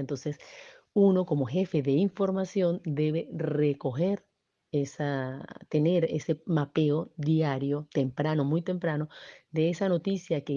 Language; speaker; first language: Spanish; native; Spanish